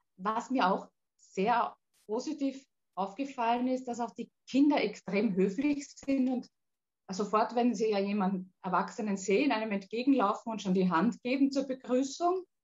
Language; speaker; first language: German; native; German